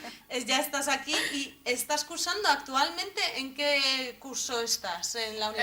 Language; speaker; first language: Spanish; native; Spanish